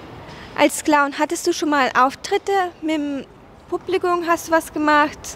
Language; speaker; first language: German; native; German